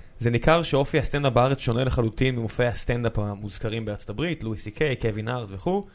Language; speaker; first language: Hebrew; native; Hebrew